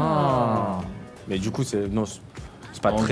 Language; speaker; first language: French; native; French